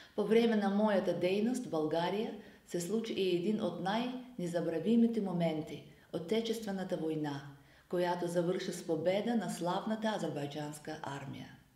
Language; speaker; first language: Bulgarian; non-native, fluent; Azerbaijani